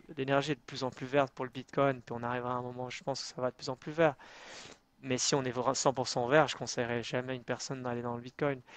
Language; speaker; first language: French; native; French